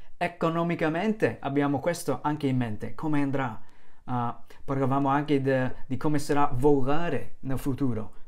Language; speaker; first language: Italian; non-native, fluent; English